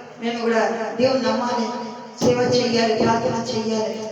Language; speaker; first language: Telugu; non-native, learner; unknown